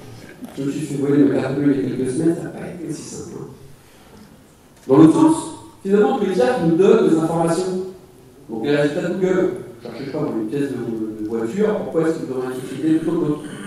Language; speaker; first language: French; native; French